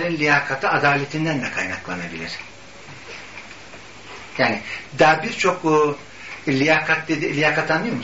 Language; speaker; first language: Turkish; native; Turkish